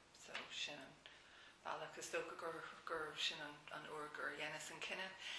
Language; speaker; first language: Irish; non-native, local second language; English